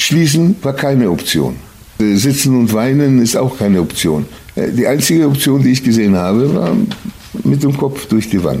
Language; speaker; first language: German; non-native, fluent; Hebrew